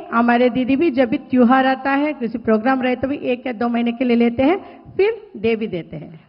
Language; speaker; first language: Hindi; non-native, local second language; Telugu